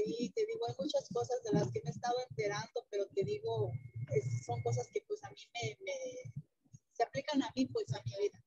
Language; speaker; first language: Spanish; native; Spanish